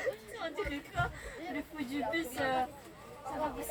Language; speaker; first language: French; native; French